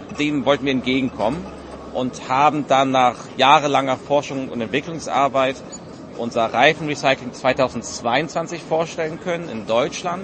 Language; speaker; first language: German; native; German